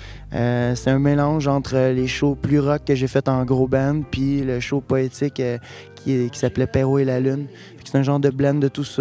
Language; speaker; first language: French; native; French